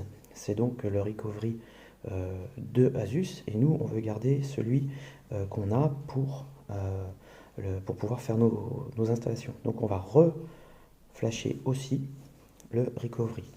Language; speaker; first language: French; native; French